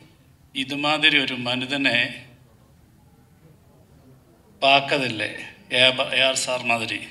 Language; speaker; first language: Tamil; non-native, learner; Malayalam